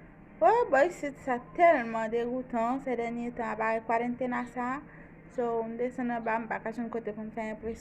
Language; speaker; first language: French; non-native, local second language; Haitian Creole